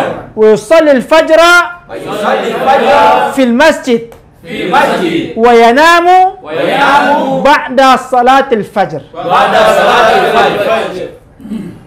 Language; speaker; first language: Arabic; non-native, fluent; Indonesian